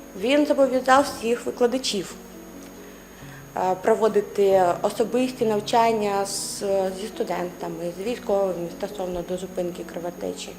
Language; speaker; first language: Ukrainian; native; Ukrainian